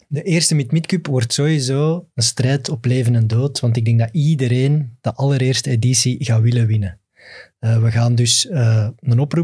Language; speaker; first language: Dutch; native; Dutch